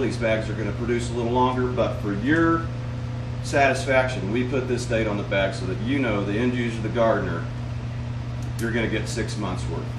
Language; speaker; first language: English; native; English